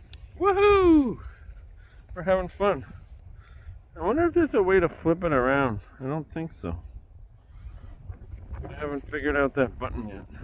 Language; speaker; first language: English; native; English